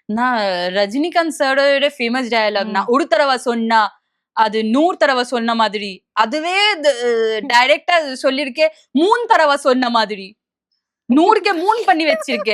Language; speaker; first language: Tamil; non-native, local second language; Bangla